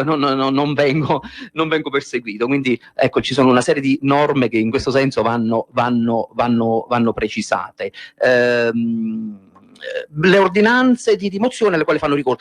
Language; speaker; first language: Italian; native; Italian